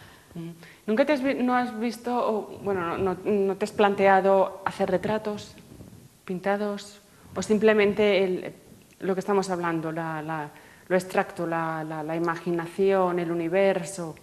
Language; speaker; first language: Spanish; non-native, local second language; Catalan